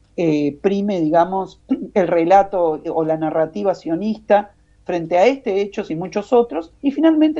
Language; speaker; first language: Spanish; native; Spanish